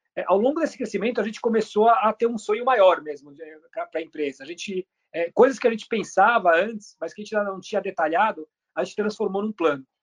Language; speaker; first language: Portuguese; early bilingual, other home language; Spanish